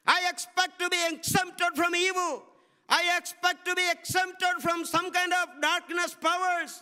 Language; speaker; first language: English; non-native, local second language; Malayalam